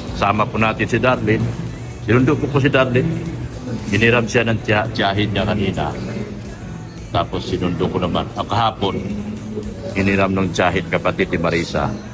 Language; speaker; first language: Filipino; non-native, local second language; Cebuano